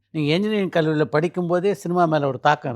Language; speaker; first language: Tamil; native; Tamil